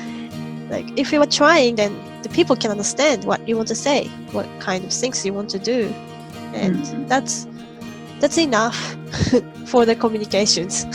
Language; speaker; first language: English; non-native, fluent; Japanese